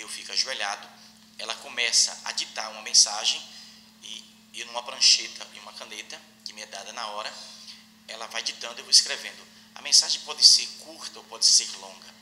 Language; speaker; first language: Portuguese; native; Portuguese